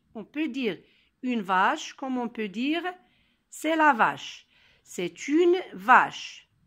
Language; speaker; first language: French; non-native, local second language; Arabic